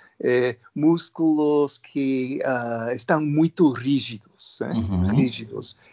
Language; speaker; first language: Portuguese; non-native, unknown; English